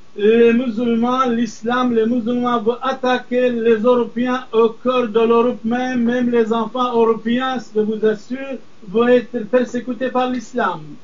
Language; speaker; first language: French; non-native, fluent; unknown